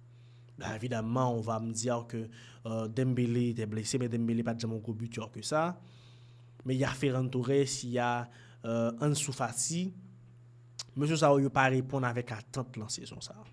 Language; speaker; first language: French; non-native, local second language; Haitian Creole